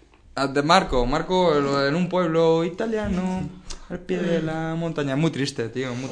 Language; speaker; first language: Spanish; native; Spanish